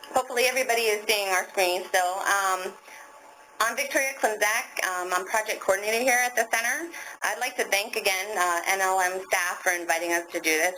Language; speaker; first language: English; native; English